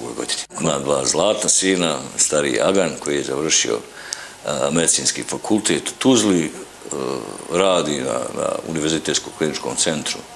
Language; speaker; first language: Bosnian; native; Bosnian